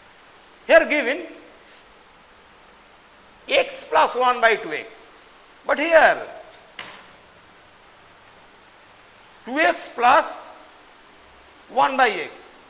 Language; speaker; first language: English; non-native, local second language; Bangla